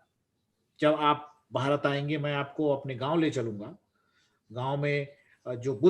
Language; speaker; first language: Hindi; native; Hindi